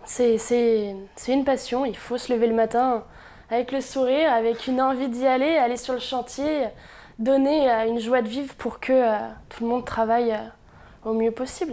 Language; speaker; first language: French; native; French